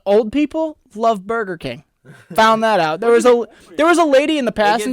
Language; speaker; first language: English; native; English